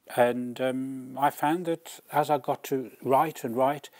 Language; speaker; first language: English; native; English